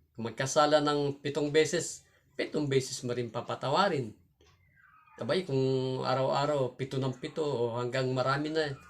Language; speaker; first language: Filipino; non-native, local second language; Cebuano